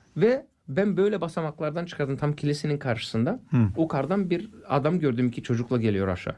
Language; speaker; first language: Turkish; non-native, fluent; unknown